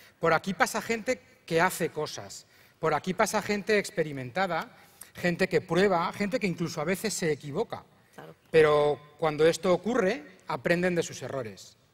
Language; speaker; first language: Spanish; native; Spanish